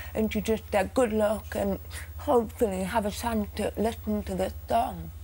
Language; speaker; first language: English; native; English